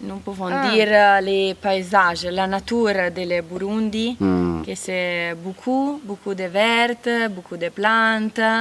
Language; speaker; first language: French; non-native, learner; Italian